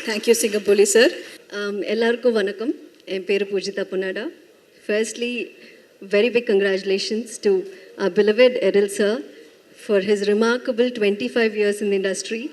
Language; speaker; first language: Tamil; non-native, learner; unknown